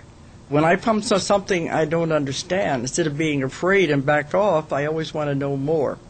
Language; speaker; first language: English; native; English